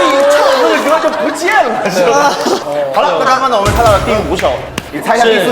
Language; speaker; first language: Chinese; native; Chinese